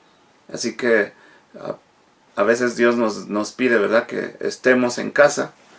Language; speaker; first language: Spanish; native; Spanish